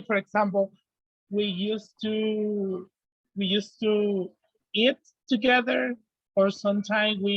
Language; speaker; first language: English; non-native, learner; Spanish